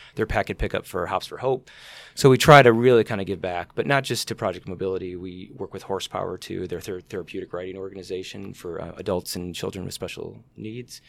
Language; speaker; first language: English; native; English